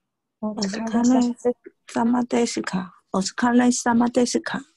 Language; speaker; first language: Japanese; non-native, learner; Chinese